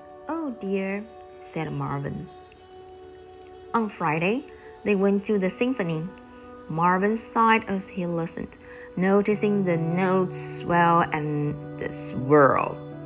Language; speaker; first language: English; non-native, fluent; Chinese